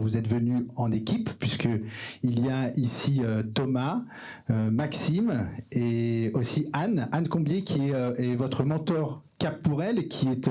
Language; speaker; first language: French; native; French